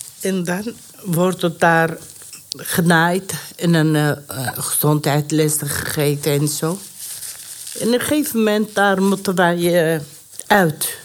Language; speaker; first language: Dutch; non-native, learner; Persian